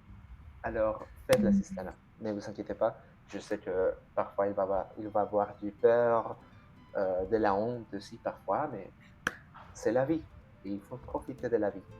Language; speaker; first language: French; non-native, fluent; Spanish